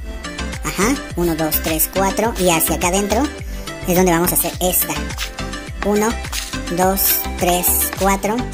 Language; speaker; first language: Spanish; native; Spanish